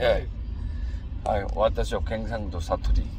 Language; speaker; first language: Japanese; non-native, learner; Korean